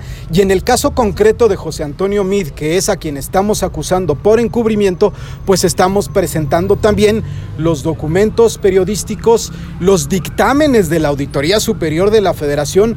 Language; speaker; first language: Spanish; native; Spanish